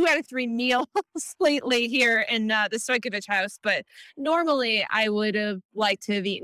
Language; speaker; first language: English; native; English